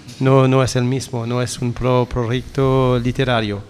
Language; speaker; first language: Spanish; non-native, learner; French